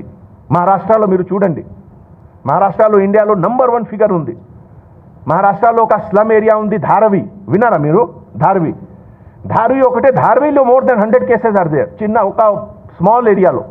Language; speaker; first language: Telugu; non-native, local second language; Hindi